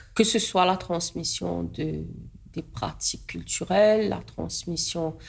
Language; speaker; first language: French; non-native, local second language; Morisyen